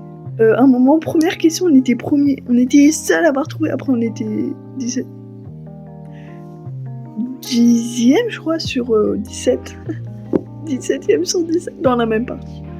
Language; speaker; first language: French; native; French